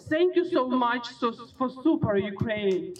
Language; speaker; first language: English; non-native, learner; Ukrainian